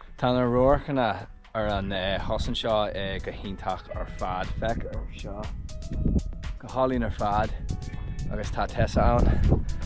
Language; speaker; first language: Irish; non-native, local second language; English